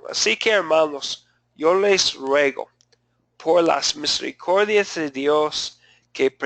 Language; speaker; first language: Spanish; non-native, fluent; English